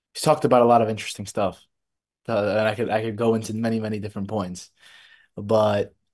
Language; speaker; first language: English; early bilingual, other home language; Russian